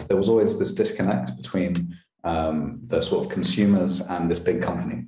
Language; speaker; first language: English; native; English